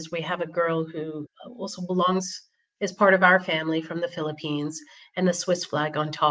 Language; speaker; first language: English; native; English